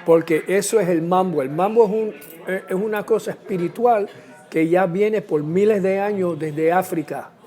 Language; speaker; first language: Spanish; early bilingual, other home language; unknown